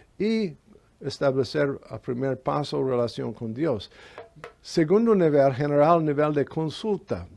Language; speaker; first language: Spanish; non-native, fluent; English